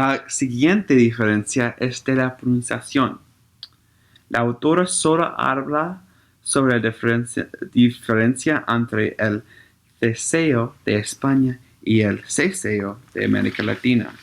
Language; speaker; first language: Spanish; non-native, learner; English